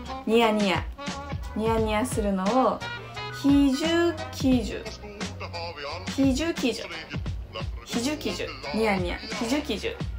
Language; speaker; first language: Japanese; native; Japanese